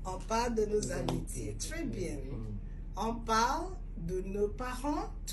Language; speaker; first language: French; non-native, fluent; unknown